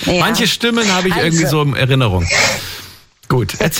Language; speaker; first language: German; native; German